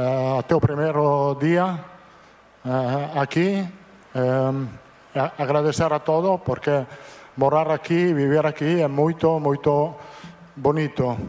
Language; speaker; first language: Portuguese; non-native, fluent; Italian